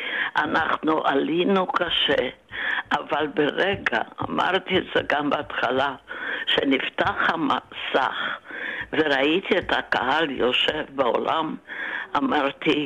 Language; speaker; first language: Hebrew; non-native, fluent; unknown